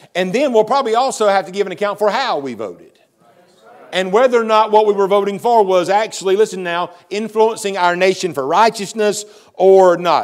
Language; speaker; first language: English; native; English